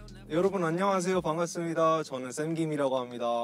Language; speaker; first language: Korean; early bilingual, heritage; Korean